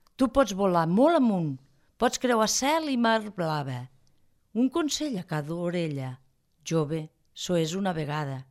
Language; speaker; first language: Catalan; native; Catalan